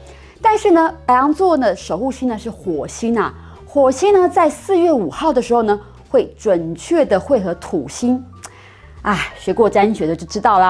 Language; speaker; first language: Chinese; native; Chinese